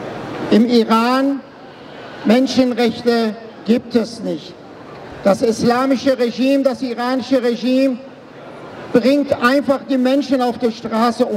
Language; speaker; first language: German; non-native, fluent; Persian